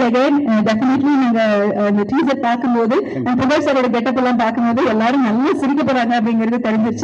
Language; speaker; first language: Tamil; native; Tamil